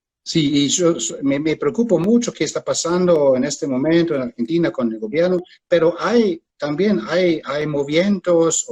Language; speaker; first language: Spanish; non-native, fluent; German